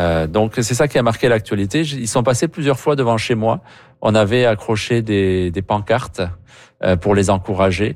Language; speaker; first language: French; native; French